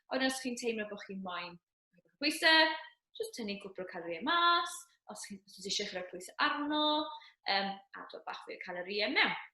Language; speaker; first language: Welsh; native; Welsh